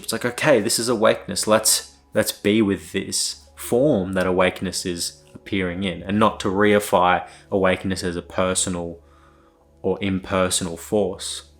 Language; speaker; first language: English; native; English